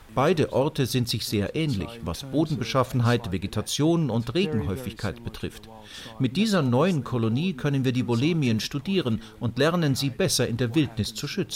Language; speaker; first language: German; native; German